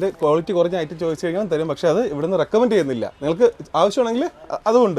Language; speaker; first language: Malayalam; native; Malayalam